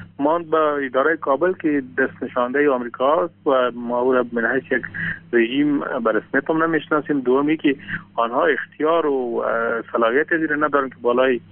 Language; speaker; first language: Persian; non-native, local second language; Pashto